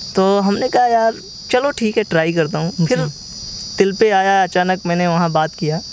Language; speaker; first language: Hindi; native; Hindi